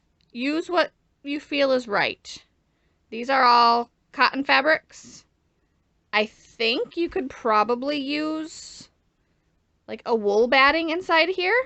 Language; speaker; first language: English; native; English